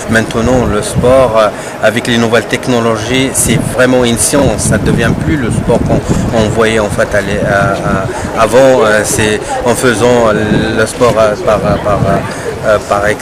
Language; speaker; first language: French; non-native, local second language; Arabic